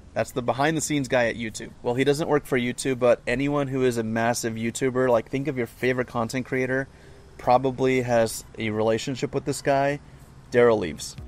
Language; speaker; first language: English; native; English